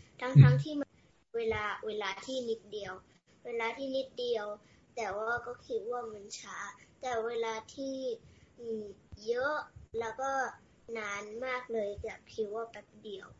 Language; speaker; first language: Thai; early bilingual, heritage; Thai